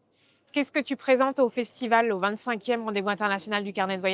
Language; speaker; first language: French; native; French